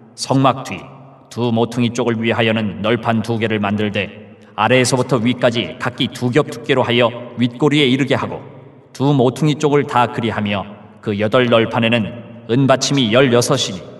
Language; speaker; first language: Korean; native; Korean